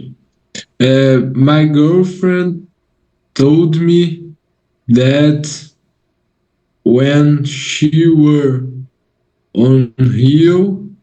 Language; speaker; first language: English; non-native, learner; Portuguese